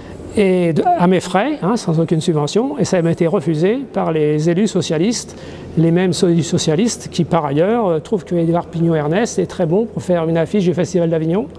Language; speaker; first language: French; native; French